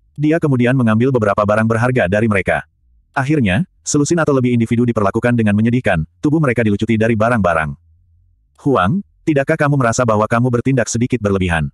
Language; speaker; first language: Indonesian; native; Indonesian